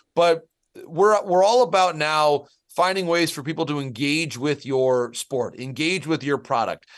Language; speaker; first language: English; native; English